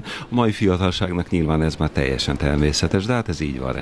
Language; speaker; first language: Hungarian; native; Hungarian